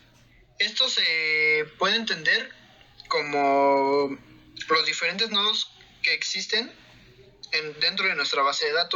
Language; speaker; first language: Spanish; native; Spanish